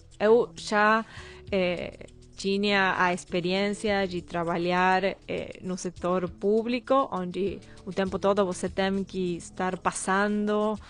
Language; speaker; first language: Portuguese; non-native, fluent; Spanish